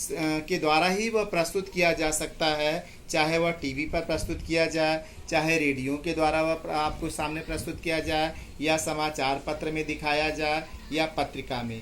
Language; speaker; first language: Hindi; native; Hindi